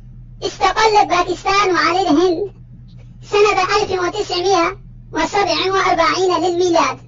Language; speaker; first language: Arabic; non-native, fluent; Urdu